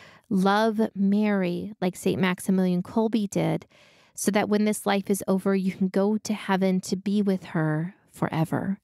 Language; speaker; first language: English; native; English